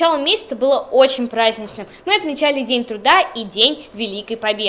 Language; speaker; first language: Russian; native; Russian